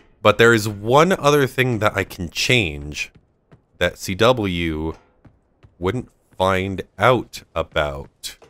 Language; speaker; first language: English; native; English